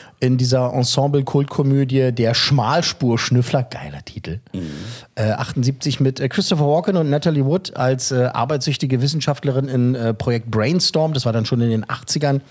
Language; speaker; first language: German; native; German